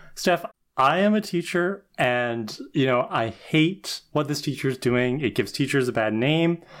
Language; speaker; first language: English; native; English